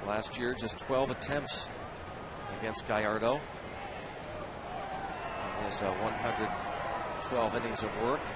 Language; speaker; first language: English; native; English